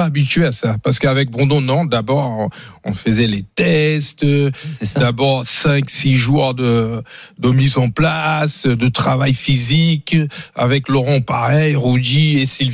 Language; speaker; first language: French; non-native, fluent; Portuguese